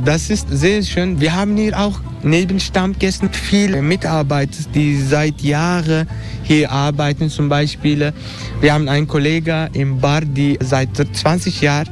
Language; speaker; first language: German; non-native, learner; Turkish